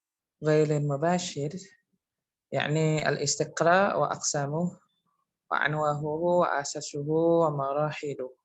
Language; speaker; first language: Arabic; non-native, learner; Indonesian